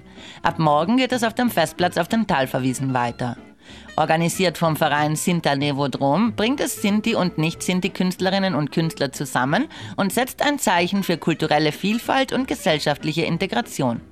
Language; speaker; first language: German; native; German